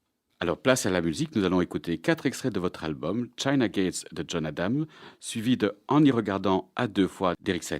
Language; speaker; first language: French; native; French